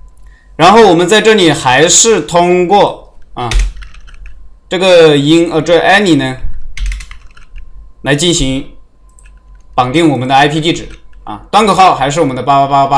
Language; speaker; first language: Chinese; native; Chinese